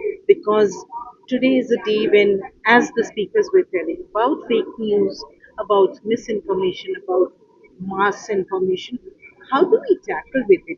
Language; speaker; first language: English; non-native, local second language; Bangla